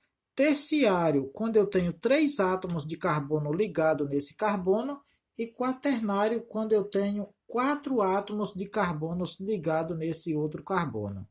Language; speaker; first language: Portuguese; native; Portuguese